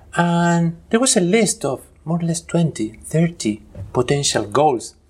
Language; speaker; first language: English; non-native, fluent; Spanish